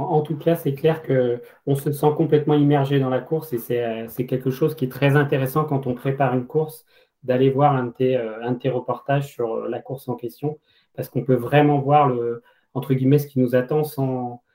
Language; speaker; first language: French; native; French